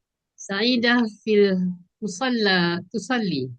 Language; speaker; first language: Arabic; non-native, learner; Malay